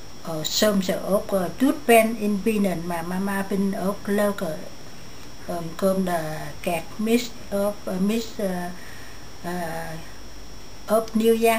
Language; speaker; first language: Dutch; non-native, learner; Vietnamese